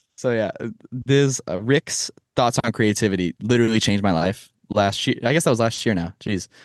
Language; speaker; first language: English; native; English